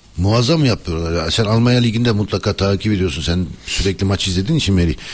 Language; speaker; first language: Turkish; early bilingual, heritage; Turkish